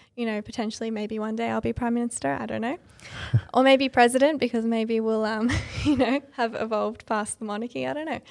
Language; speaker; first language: English; native; English